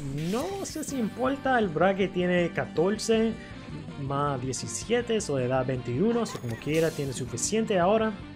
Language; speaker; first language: Spanish; non-native, learner; English